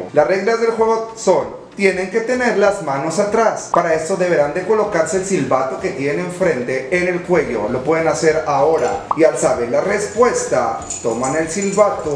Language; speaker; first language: Spanish; native; Spanish